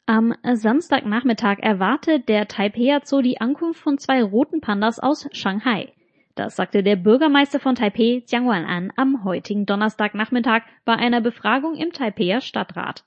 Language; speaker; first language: German; native; German